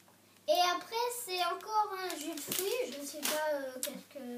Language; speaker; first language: French; non-native, learner; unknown